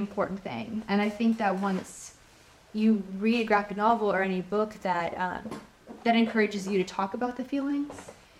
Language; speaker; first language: English; native; English